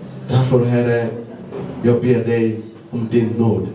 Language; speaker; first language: Swedish; non-native, learner; Lingala